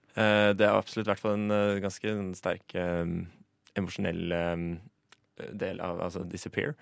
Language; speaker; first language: Norwegian; native; Norwegian